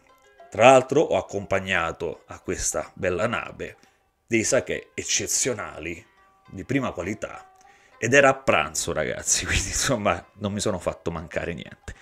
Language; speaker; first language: Italian; native; Italian